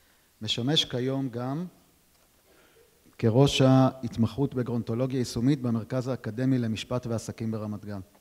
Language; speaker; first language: Hebrew; native; Hebrew